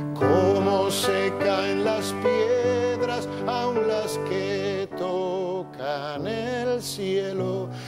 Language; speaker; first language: Spanish; native; Spanish